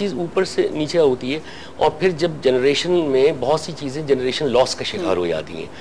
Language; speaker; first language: Urdu; native; Urdu